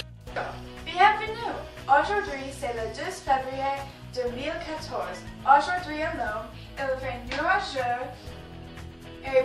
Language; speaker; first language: French; non-native, learner; English